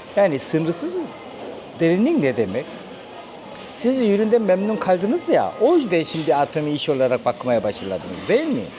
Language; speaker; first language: Turkish; non-native, fluent; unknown